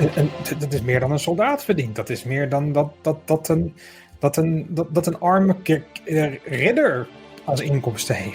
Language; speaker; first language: Dutch; native; Dutch